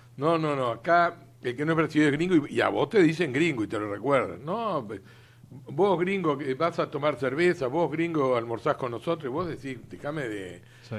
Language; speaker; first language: Spanish; native; Spanish